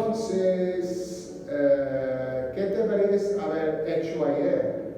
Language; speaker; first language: Spanish; non-native, learner; English